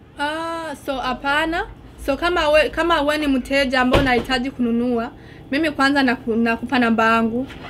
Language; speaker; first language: Swahili; non-native, local second language; Rundi